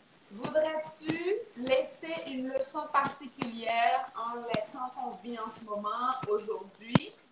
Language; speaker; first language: French; native; French